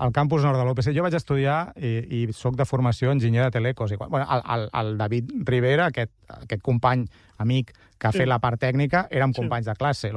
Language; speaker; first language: Catalan; native; Catalan